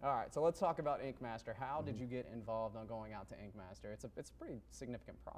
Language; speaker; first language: English; native; English